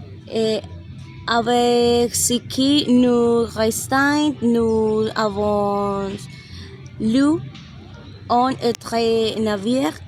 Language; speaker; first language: French; non-native, learner; Spanish